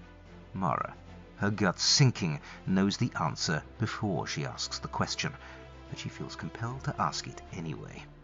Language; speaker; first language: English; native; English